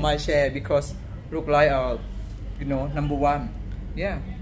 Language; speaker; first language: English; non-native, learner; Thai